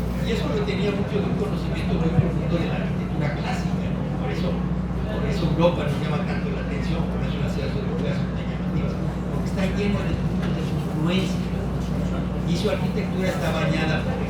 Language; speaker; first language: Spanish; native; Spanish